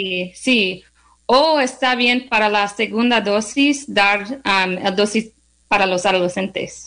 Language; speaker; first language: Spanish; non-native, learner; English